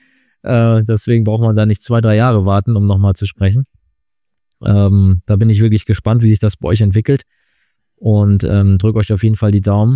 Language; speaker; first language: German; native; German